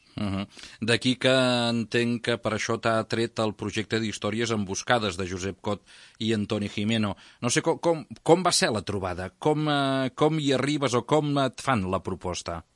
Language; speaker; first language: Catalan; native; Catalan